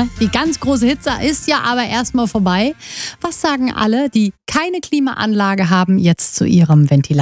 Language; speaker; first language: German; native; German